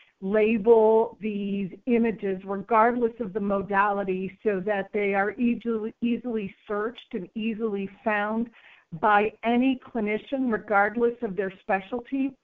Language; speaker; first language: English; native; English